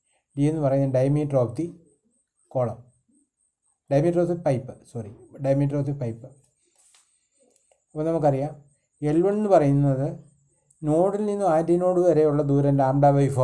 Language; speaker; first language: Malayalam; native; Malayalam